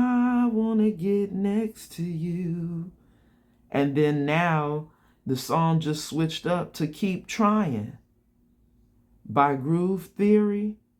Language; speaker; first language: English; native; English